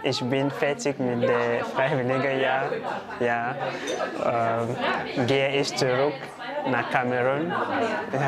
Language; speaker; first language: German; non-native, learner; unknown